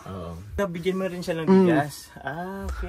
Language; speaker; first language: Filipino; native; Filipino